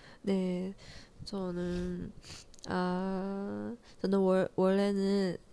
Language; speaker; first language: Korean; non-native, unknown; Chinese